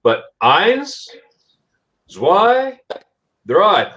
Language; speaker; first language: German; non-native, learner; English